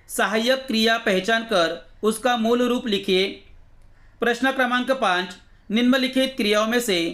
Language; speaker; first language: Hindi; non-native, local second language; Marathi